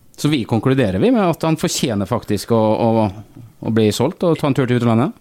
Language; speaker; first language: Norwegian; native; Norwegian